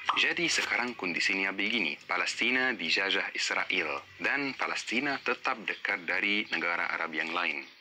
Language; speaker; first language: Indonesian; non-native, fluent; Arabic